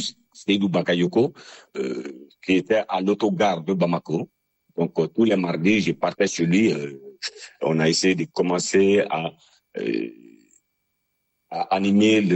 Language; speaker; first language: French; non-native, local second language; Bambara